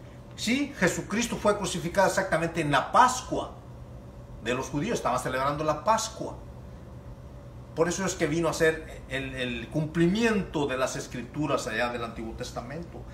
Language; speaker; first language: Spanish; native; Spanish